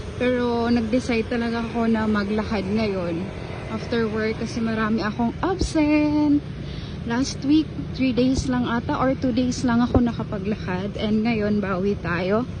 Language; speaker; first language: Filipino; non-native, local second language; Bikol